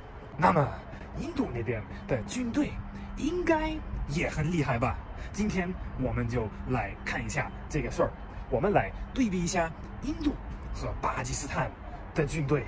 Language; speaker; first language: Chinese; non-native, fluent; German